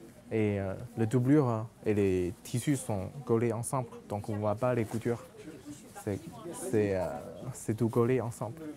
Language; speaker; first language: French; non-native, local second language; Chinese